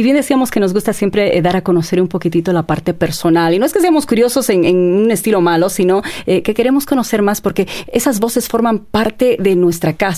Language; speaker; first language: Spanish; native; Spanish